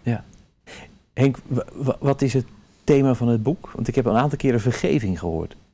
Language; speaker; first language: Dutch; native; Dutch